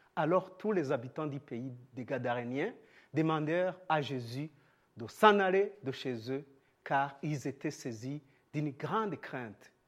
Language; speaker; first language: French; non-native, local second language; Rundi